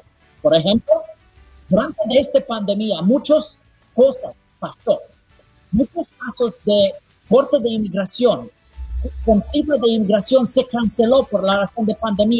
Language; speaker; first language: Spanish; non-native, fluent; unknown